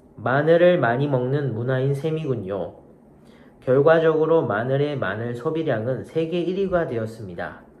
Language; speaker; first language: Korean; non-native, learner; Japanese